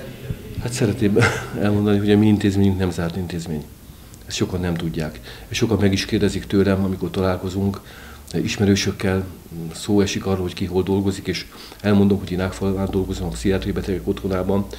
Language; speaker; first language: Hungarian; native; Hungarian